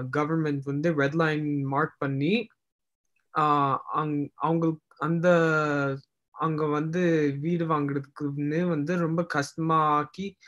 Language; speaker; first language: Tamil; early bilingual, heritage; Tamil